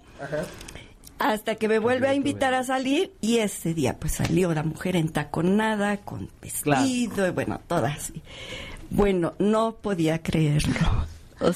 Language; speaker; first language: Spanish; native; Spanish